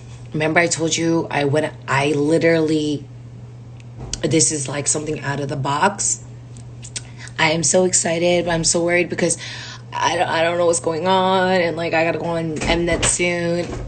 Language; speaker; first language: English; early bilingual, other home language; Korean